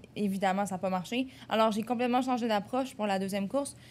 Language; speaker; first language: French; native; French